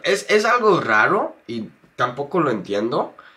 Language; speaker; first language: Spanish; non-native, fluent; English